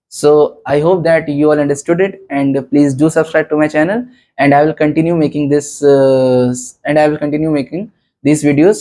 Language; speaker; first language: English; non-native, local second language; Hindi